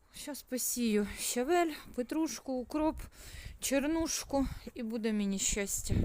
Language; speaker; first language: Ukrainian; non-native, local second language; Russian